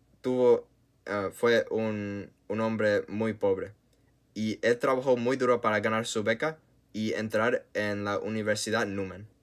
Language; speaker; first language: Spanish; non-native, learner; English